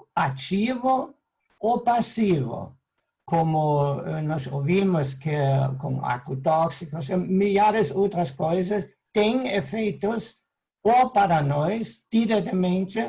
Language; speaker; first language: Portuguese; non-native, fluent; German